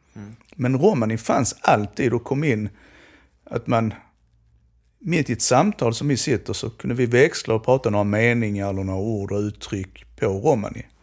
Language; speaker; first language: Swedish; native; Swedish